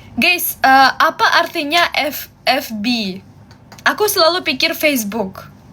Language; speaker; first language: Indonesian; non-native, fluent; German